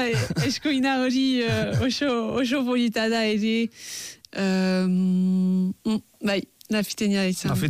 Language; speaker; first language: Basque; non-native, local second language; French